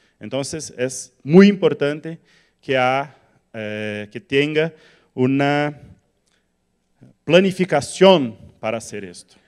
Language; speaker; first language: Spanish; non-native, learner; Portuguese